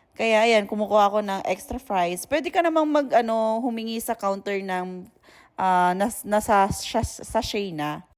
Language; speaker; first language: Filipino; native; Filipino